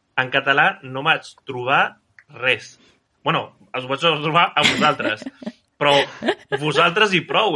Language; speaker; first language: Catalan; non-native, fluent; Italian